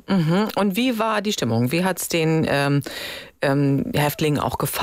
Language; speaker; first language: German; native; German